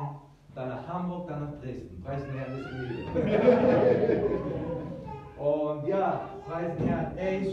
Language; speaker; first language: German; early bilingual, heritage; Spanish